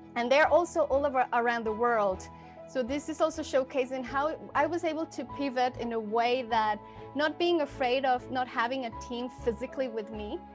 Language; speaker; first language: English; non-native, fluent; Spanish